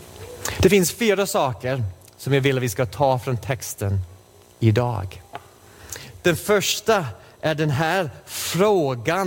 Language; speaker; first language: Swedish; non-native, fluent; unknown